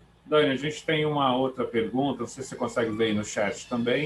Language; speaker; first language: Portuguese; native; Portuguese